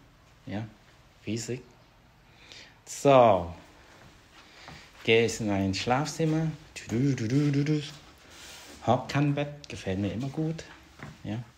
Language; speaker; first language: German; non-native, fluent; Vietnamese